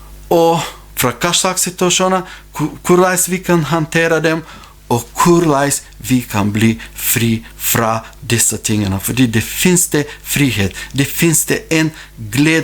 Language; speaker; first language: Norwegian; non-native, fluent; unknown